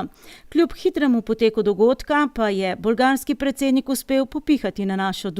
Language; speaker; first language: Slovenian; native; Slovenian